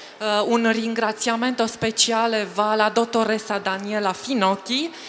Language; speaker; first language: Italian; non-native, fluent; Romanian